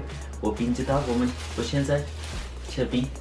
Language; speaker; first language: Chinese; non-native, learner; Turkish